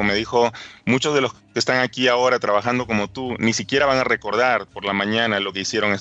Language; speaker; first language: Spanish; native; Spanish